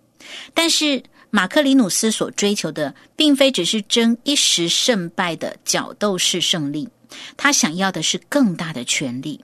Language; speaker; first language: Chinese; native; Chinese